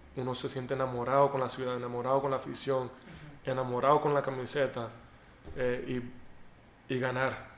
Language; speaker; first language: Spanish; early bilingual, heritage; Spanish